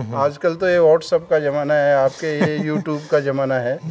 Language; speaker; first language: Hindi; native; Hindi